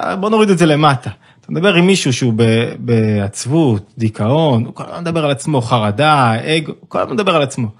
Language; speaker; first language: Hebrew; native; Hebrew